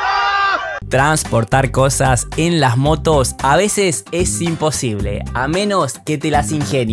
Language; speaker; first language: Spanish; native; Spanish